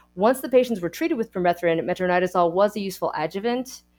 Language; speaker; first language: English; native; English